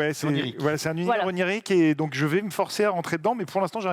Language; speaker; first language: French; native; French